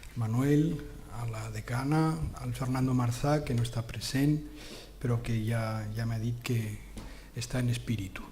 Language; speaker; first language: Catalan; non-native, local second language; Spanish